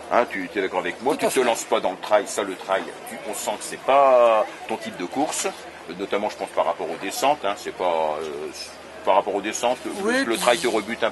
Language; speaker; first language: French; native; French